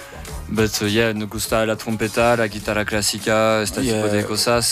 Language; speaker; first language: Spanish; non-native, fluent; French